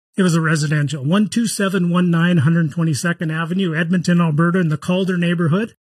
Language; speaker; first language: English; native; English